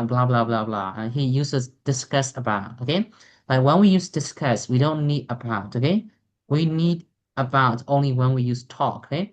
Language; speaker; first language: English; non-native, fluent; Burmese